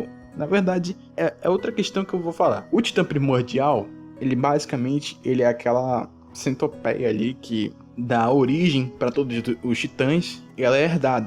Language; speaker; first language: Portuguese; native; Portuguese